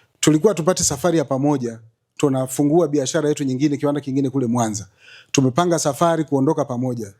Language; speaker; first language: Swahili; native; Swahili